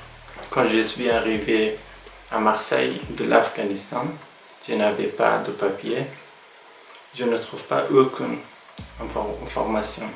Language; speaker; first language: French; non-native, learner; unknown